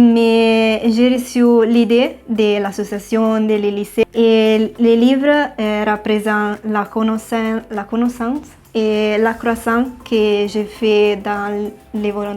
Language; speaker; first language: French; non-native, fluent; Italian